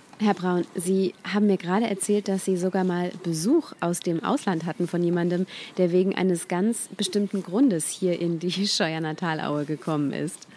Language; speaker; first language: German; native; German